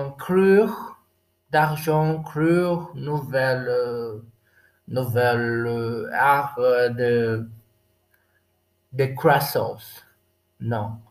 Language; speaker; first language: French; non-native, learner; Portuguese